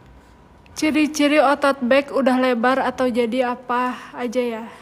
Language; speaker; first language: Indonesian; native; Indonesian